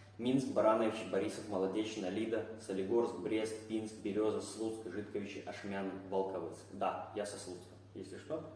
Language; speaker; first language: Russian; native; Russian